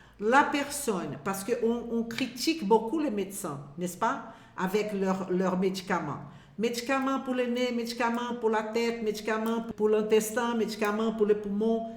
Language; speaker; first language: French; non-native, fluent; Portuguese